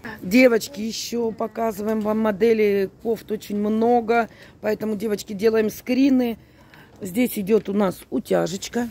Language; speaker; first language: Russian; native; Russian